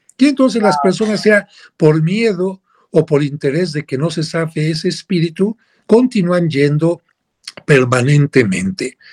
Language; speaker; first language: Spanish; native; Spanish